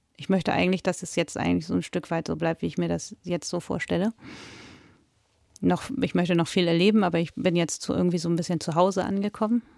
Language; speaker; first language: German; native; German